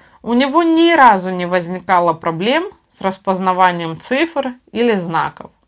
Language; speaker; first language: Russian; native; Russian